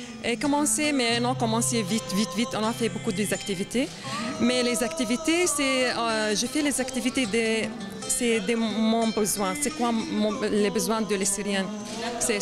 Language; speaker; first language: French; non-native, learner; Arabic